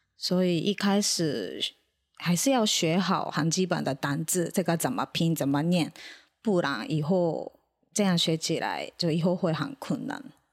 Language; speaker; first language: Chinese; non-native, fluent; Japanese